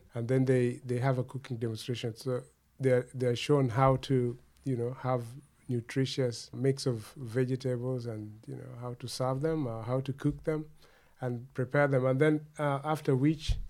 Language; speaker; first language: English; non-native, local second language; Luo (Kenya and Tanzania)